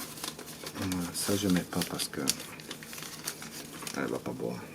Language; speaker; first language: French; non-native, learner; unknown